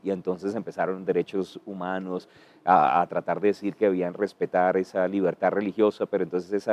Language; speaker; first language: Spanish; native; Spanish